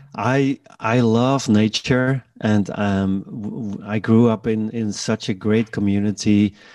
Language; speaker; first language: English; non-native, fluent; Dutch